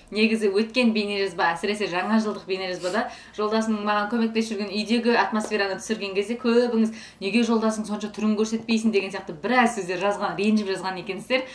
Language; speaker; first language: Kazakh; native; Kazakh